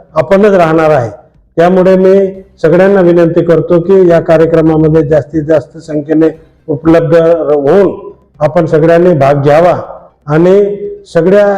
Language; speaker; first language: Marathi; non-native, local second language; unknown